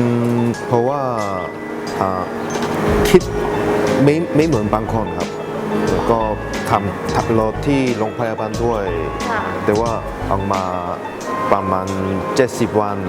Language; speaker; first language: Thai; non-native, learner; Korean